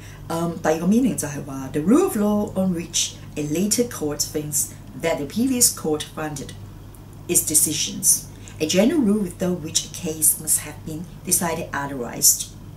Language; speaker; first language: English; non-native, local second language; Cantonese